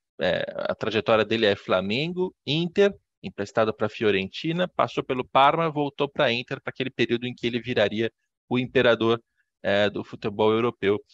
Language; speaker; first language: Portuguese; native; Portuguese